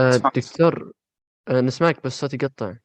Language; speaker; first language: Arabic; native; Arabic